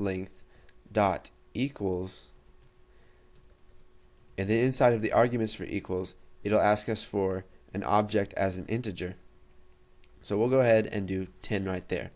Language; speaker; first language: English; native; English